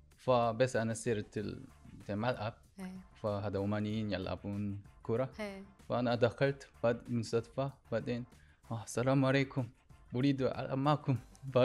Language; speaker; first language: Arabic; non-native, learner; Korean